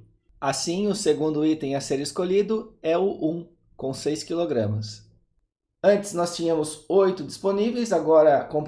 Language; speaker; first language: Portuguese; native; Portuguese